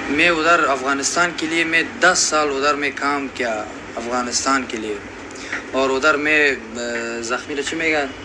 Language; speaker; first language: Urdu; non-native, learner; Persian